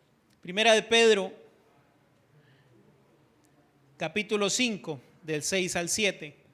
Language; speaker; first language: Spanish; native; Spanish